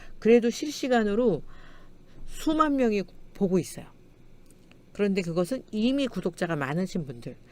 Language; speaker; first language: Korean; native; Korean